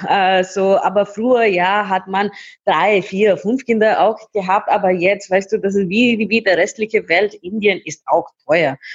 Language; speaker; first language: German; non-native, learner; Hindi